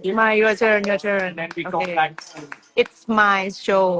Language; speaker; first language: English; non-native, fluent; Thai